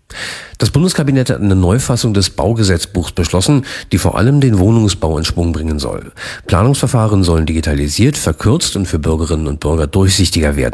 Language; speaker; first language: German; native; German